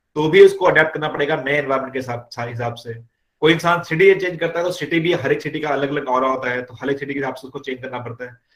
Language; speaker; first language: Hindi; native; Hindi